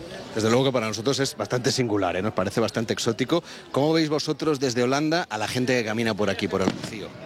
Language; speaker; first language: Spanish; native; Spanish